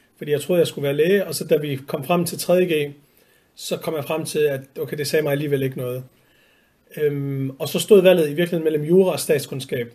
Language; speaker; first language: Danish; early bilingual, other home language; Arabic